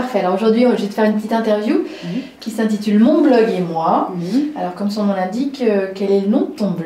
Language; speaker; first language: French; native; French